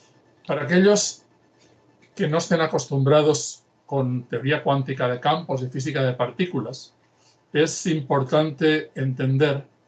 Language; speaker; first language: Spanish; native; Spanish